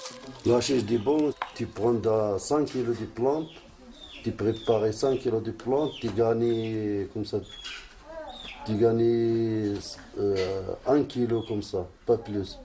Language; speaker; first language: French; non-native, learner; Arabic